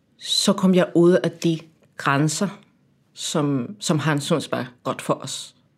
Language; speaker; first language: Danish; non-native, fluent; Spanish